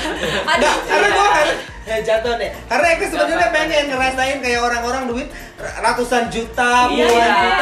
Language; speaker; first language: Indonesian; native; Indonesian